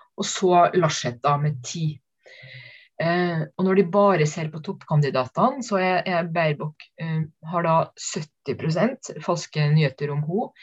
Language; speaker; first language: Norwegian; native; Norwegian